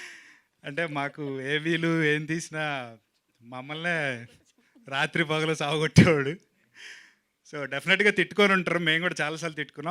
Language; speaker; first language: Telugu; native; Telugu